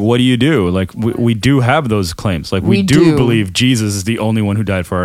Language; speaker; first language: English; early bilingual, other home language; German